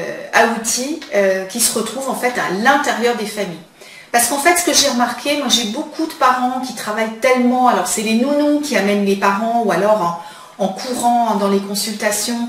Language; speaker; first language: French; native; French